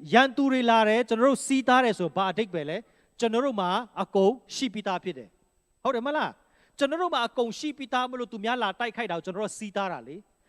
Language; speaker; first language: Burmese; non-native, local second language; Kachin